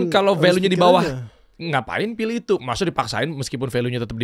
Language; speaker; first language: Indonesian; native; Indonesian